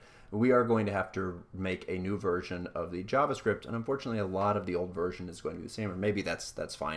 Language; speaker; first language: English; native; English